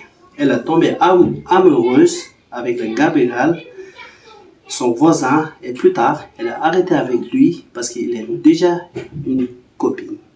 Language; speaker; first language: French; non-native, learner; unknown